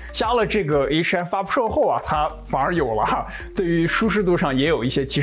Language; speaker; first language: Chinese; native; Chinese